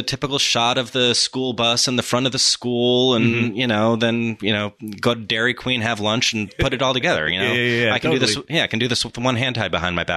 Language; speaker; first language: English; native; English